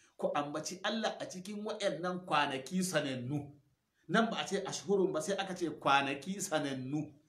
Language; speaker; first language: Hausa; non-native, local second language; Fula